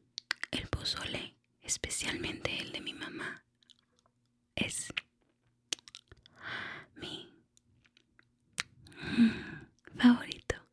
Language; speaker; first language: Spanish; early bilingual, heritage; Spanish